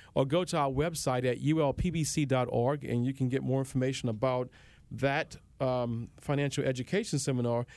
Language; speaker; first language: English; native; English